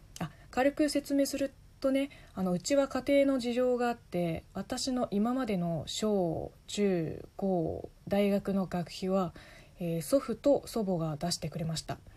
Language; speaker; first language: Japanese; non-native, fluent; Chinese